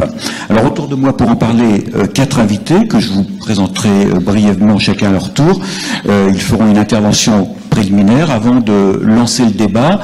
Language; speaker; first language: French; native; French